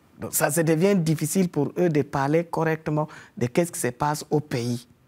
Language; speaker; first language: French; non-native, fluent; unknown